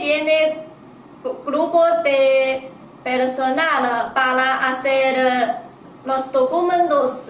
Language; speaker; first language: Spanish; non-native, learner; Chinese